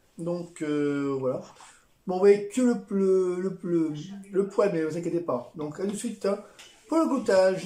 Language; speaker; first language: French; native; French